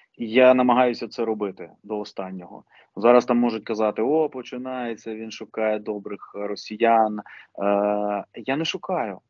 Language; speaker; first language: Ukrainian; non-native, local second language; Russian